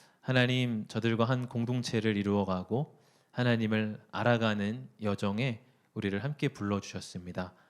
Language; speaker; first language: Korean; native; Korean